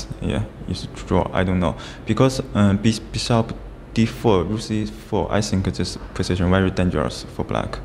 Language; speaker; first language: English; non-native, learner; Chinese